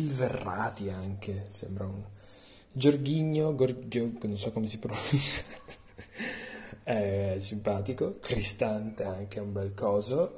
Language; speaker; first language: Italian; native; Italian